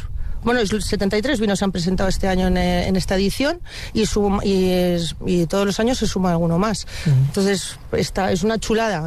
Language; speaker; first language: Spanish; native; Spanish